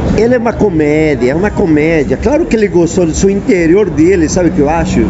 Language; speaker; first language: Portuguese; non-native, fluent; Spanish